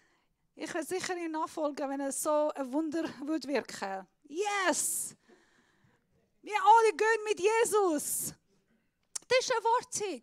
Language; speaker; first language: German; non-native, fluent; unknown